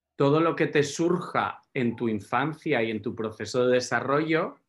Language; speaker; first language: Spanish; native; Spanish